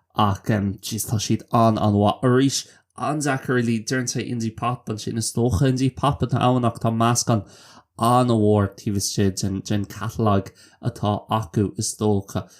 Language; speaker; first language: Irish; non-native, local second language; English